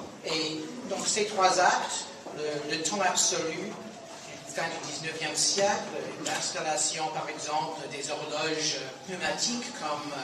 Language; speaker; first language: French; non-native, fluent; English